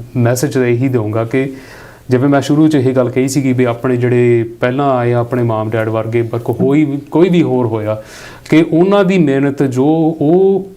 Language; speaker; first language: Punjabi; early bilingual, heritage; Punjabi